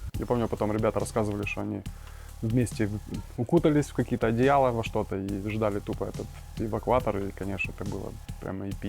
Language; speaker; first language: Russian; native; Russian